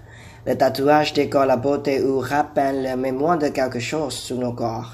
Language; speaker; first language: French; non-native, learner; Thai